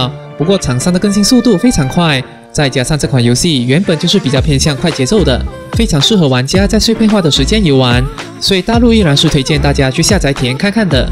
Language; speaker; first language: Chinese; native; Chinese